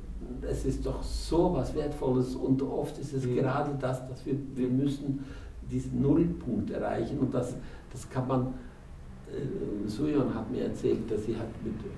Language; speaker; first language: German; non-native, fluent; Norwegian